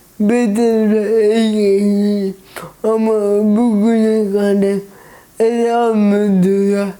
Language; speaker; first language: Turkish; early bilingual, heritage; Turkish